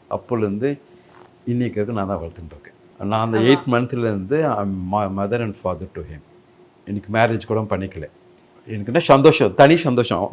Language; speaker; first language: Tamil; native; Tamil